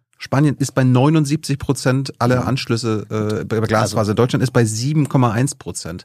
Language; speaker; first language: German; native; German